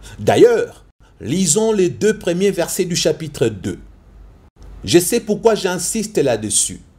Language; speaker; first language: French; non-native, local second language; Lingala